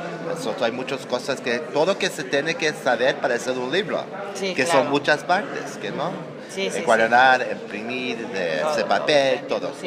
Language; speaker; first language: Spanish; non-native, learner; English